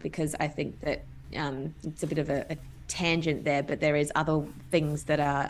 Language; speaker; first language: English; native; English